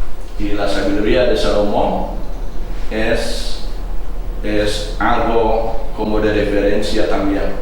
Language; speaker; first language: Spanish; non-native, fluent; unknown